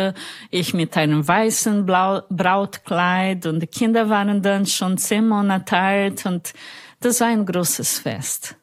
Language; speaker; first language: German; non-native, fluent; Portuguese